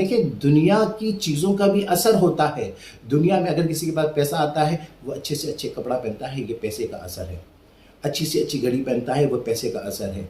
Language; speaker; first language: Urdu; non-native, local second language; Sindhi